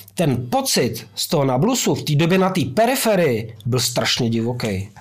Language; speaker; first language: Czech; native; Czech